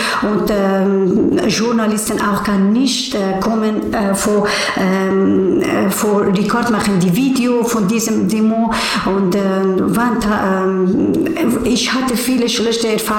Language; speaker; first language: German; non-native, learner; Persian